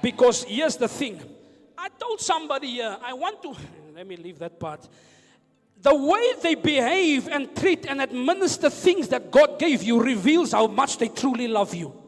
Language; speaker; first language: English; non-native, local second language; Afrikaans